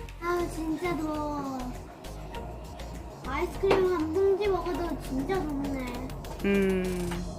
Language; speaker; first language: Korean; early bilingual, heritage; Korean